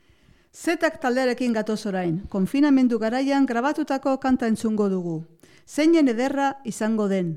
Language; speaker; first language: Basque; native; Basque